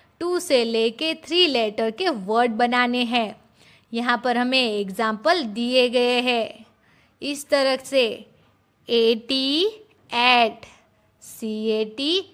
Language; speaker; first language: Hindi; non-native, local second language; Gujarati